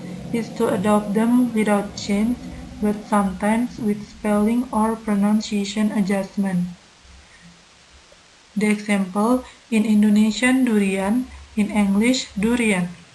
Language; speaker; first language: English; non-native, learner; Indonesian